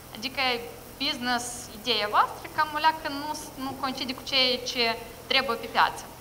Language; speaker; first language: Romanian; non-native, local second language; Russian